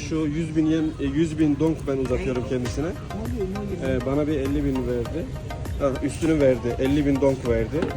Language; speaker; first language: Turkish; native; Turkish